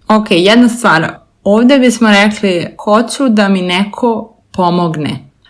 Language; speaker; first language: Serbian; native; Serbian